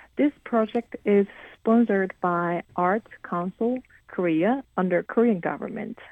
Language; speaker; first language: English; non-native, fluent; Korean